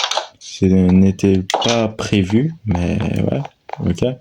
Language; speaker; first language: French; native; French